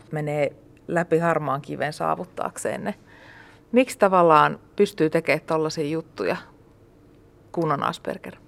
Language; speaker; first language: Finnish; native; Finnish